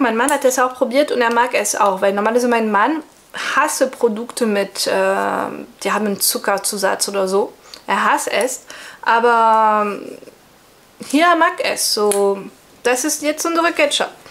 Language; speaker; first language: German; non-native, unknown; French